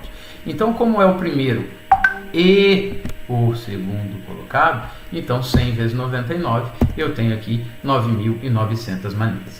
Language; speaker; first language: Portuguese; native; Portuguese